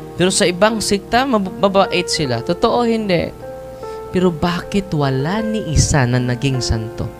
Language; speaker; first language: Filipino; non-native, local second language; Cebuano